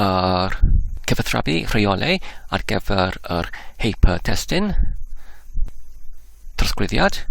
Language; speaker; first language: Welsh; non-native, learner; English